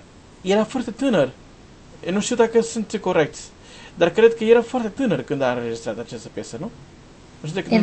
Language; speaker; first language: Romanian; non-native, learner; Portuguese